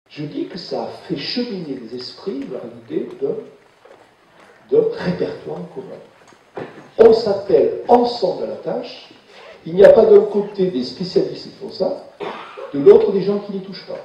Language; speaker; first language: French; native; French